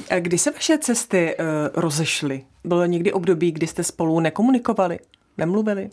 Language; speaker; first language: Czech; native; Czech